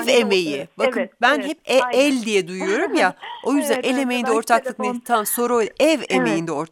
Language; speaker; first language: Turkish; native; Turkish